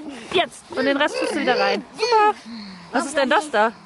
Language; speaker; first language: German; native; German